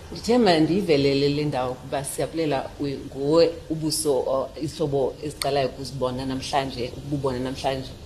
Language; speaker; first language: Xhosa; native; Xhosa